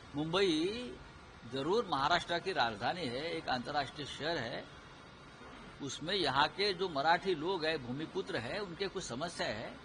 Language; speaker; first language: Hindi; non-native, local second language; Marathi